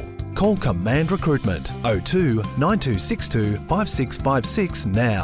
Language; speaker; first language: English; native; English